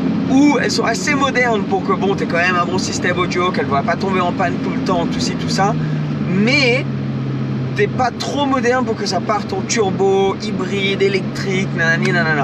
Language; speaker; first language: French; native; French